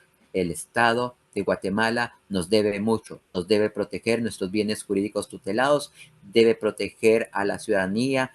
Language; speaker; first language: Spanish; native; Spanish